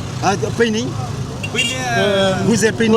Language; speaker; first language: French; non-native, learner; Chinese